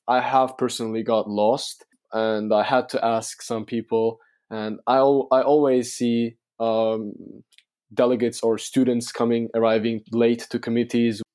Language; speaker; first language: English; non-native, fluent; Turkish